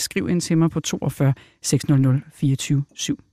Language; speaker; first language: Danish; native; Danish